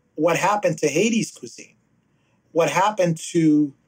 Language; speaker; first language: English; early bilingual, other home language; Haitian Creole